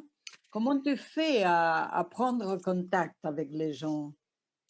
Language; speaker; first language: French; non-native, fluent; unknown